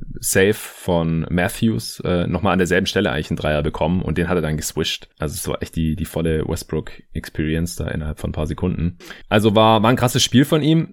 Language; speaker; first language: German; native; German